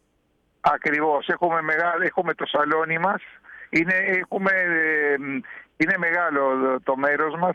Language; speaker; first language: Greek; early bilingual, heritage; Spanish